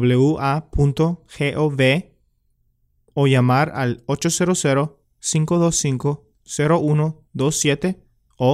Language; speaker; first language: Spanish; native; Spanish